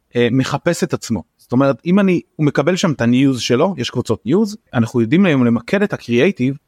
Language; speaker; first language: Hebrew; native; Hebrew